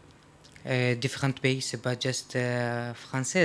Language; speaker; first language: French; non-native, learner; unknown